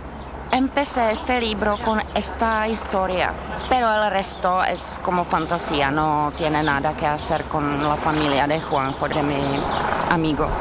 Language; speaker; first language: Spanish; non-native, fluent; Czech